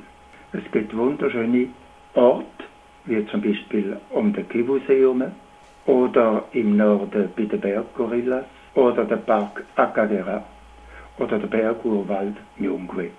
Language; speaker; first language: German; native; German